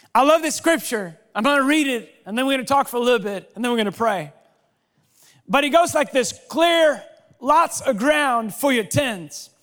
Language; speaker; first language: English; non-native, fluent; Swedish